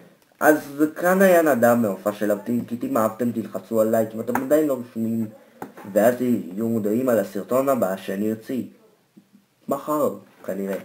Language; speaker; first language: Hebrew; native; Hebrew